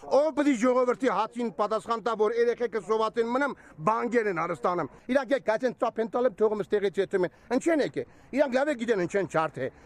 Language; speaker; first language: Armenian; native; Armenian